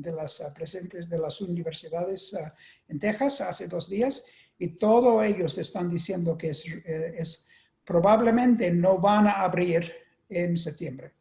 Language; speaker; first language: Spanish; non-native, fluent; English